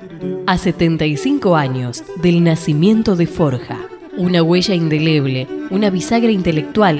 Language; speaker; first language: Spanish; native; Spanish